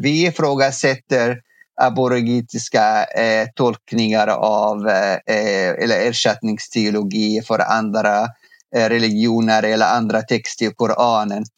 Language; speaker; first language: Swedish; non-native, fluent; Arabic